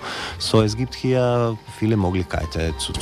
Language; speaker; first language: German; non-native, learner; Croatian